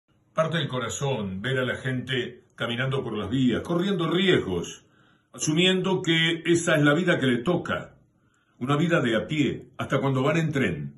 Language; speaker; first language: Spanish; native; Spanish